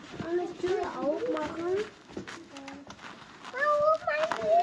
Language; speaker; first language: German; early bilingual, other home language; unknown